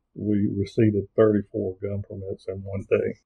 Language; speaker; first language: English; native; English